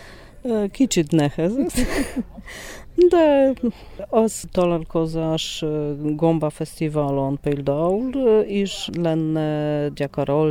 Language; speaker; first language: Hungarian; non-native, learner; Polish